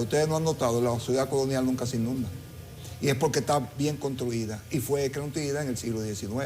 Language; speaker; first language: Spanish; native; Spanish